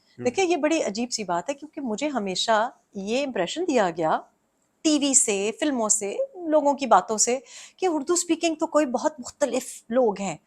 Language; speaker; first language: Urdu; non-native, local second language; Pashto